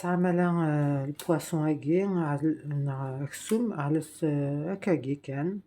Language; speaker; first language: Arabic; non-native, local second language; Kabyle